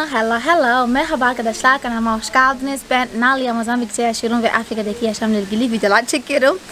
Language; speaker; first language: Turkish; non-native, fluent; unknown